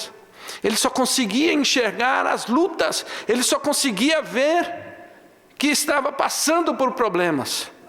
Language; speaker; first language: Portuguese; native; Portuguese